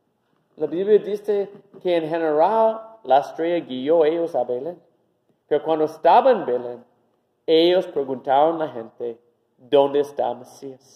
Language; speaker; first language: Spanish; non-native, fluent; English